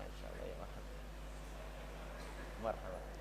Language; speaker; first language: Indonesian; non-native, learner; Arabic